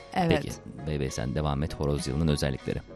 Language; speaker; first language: Turkish; native; Turkish